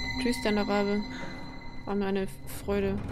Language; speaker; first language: German; native; German